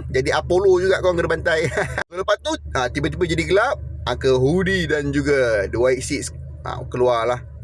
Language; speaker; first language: Malay; native; Malay